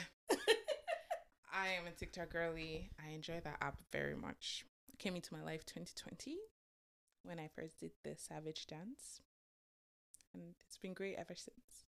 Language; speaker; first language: English; non-native, local second language; Yoruba